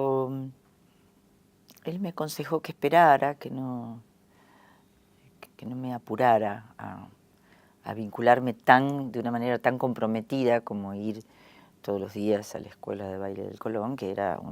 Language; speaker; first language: Spanish; native; Spanish